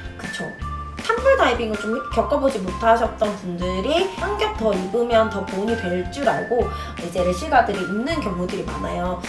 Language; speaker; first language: Korean; native; Korean